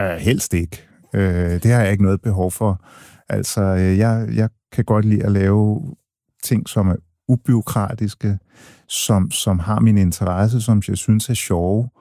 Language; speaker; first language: Danish; early bilingual, other home language; English